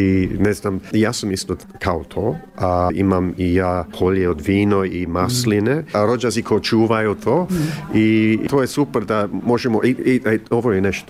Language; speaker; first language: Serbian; early bilingual, heritage; Croatian